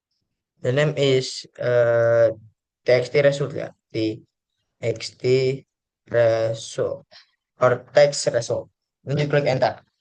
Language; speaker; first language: English; non-native, learner; Indonesian